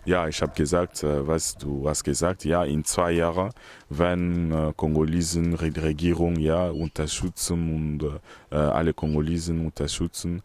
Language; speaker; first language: German; non-native, learner; Lingala